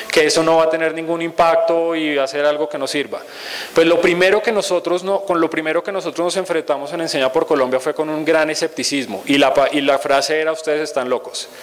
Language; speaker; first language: Spanish; native; Spanish